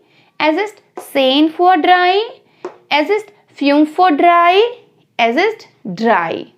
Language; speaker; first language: German; non-native, fluent; Hindi